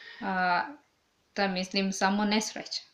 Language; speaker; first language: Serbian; non-native, learner; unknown